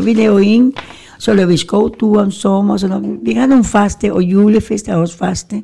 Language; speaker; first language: Danish; non-native, fluent; Spanish